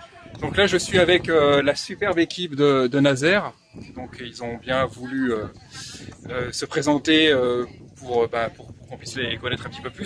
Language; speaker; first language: French; native; French